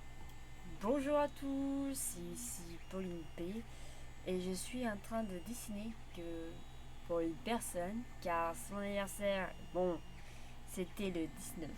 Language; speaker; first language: French; native; French